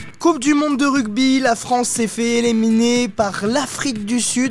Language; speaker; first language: French; native; French